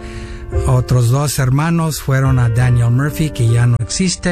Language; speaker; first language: Spanish; early bilingual, heritage; Spanish